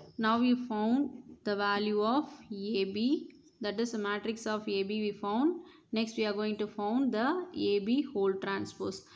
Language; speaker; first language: English; non-native, local second language; Tamil